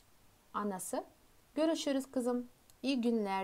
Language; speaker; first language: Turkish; non-native, fluent; Kazakh